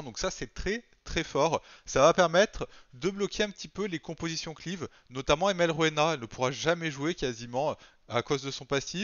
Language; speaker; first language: French; native; French